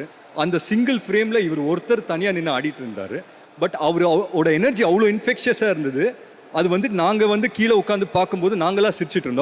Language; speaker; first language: Tamil; native; Tamil